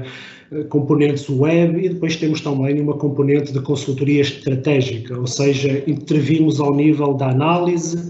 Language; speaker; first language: Portuguese; native; Portuguese